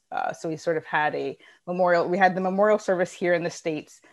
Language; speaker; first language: English; early bilingual, other home language; Ganda